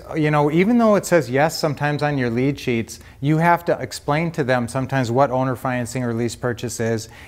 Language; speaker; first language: English; native; English